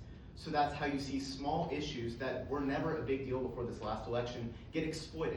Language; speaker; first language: English; native; English